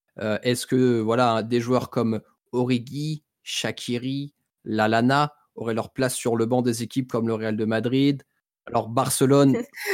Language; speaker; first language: French; native; French